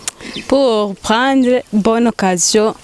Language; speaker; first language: French; non-native, learner; Rundi